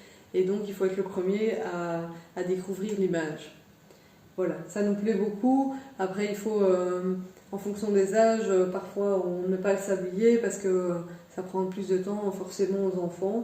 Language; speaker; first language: French; native; French